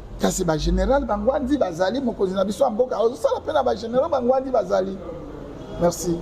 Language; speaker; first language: Lingala; non-native, local second language; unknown